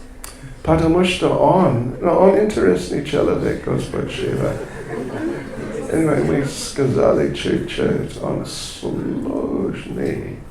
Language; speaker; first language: Russian; non-native, learner; English